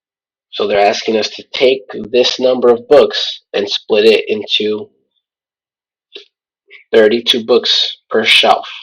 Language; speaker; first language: English; native; English